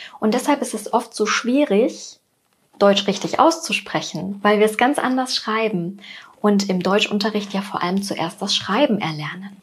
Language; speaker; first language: German; native; German